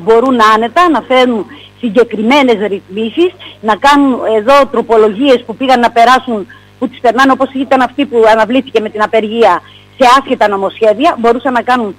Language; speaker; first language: Greek; native; Greek